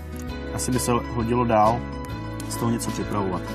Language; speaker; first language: Czech; native; Czech